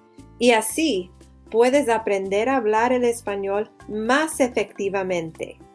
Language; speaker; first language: Spanish; non-native, fluent; English